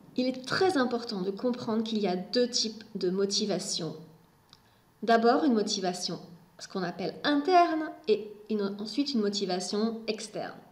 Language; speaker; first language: French; native; French